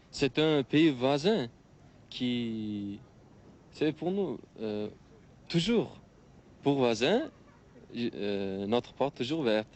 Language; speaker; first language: French; non-native, learner; Uzbek